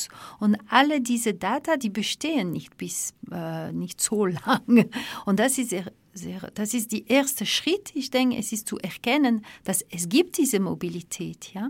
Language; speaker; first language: German; non-native, fluent; French